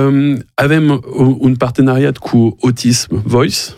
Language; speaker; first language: Romanian; non-native, learner; French